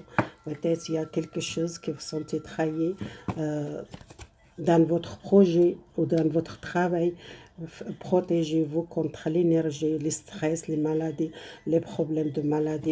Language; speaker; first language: French; non-native, learner; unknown